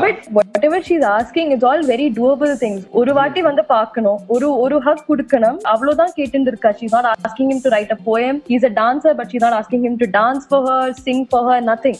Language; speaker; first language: English; non-native, local second language; Tamil